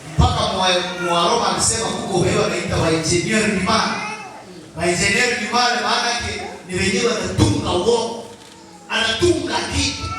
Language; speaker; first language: Swahili; native; Swahili